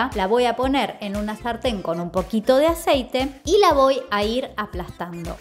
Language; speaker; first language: Spanish; native; Spanish